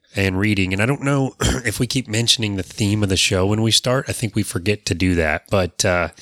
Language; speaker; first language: English; native; English